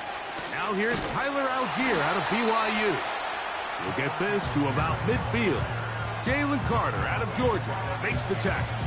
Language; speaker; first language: English; native; English